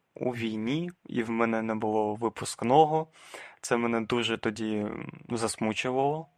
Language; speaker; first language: Ukrainian; native; Ukrainian